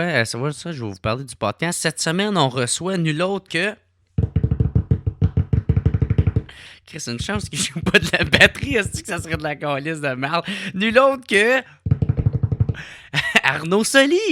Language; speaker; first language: French; native; French